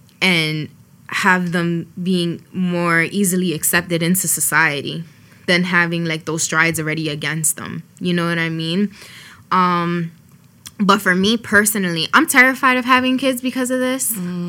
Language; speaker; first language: English; early bilingual, other home language; Spanish